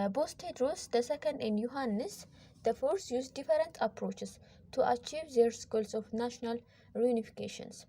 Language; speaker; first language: English; non-native, local second language; Amharic